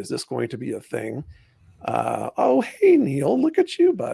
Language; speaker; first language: English; native; English